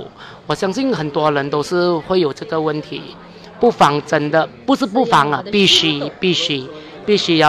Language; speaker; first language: Chinese; native; Chinese